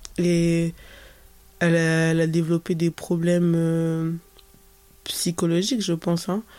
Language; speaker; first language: French; native; French